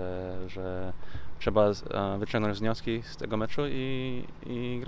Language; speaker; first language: Polish; early bilingual, heritage; English